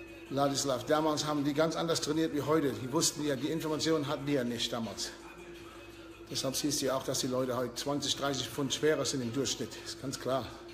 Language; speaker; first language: German; early bilingual, heritage; German